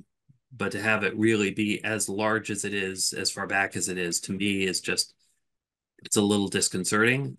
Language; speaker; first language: English; native; English